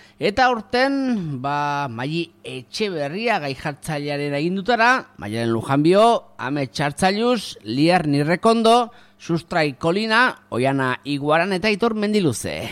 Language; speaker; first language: Basque; native; Basque